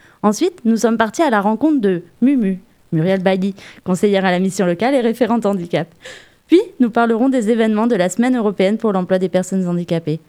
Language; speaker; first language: French; native; French